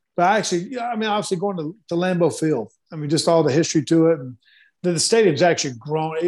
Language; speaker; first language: English; native; English